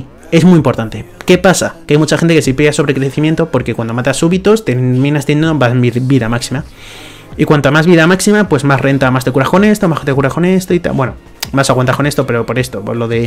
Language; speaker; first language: Spanish; native; Spanish